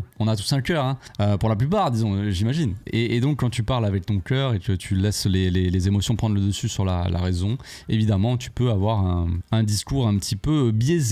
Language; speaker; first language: French; native; French